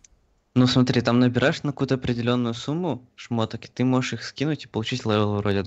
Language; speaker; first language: Russian; native; Russian